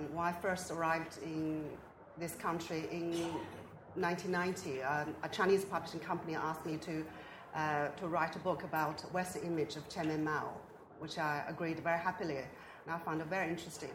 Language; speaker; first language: English; non-native, fluent; Chinese